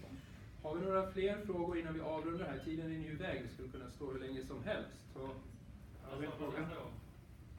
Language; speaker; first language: Swedish; native; Swedish